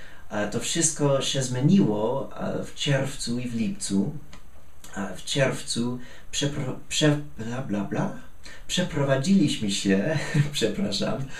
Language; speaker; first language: Polish; non-native, fluent; English